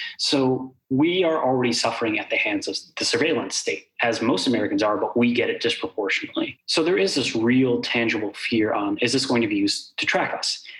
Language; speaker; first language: English; early bilingual, other home language; Arabic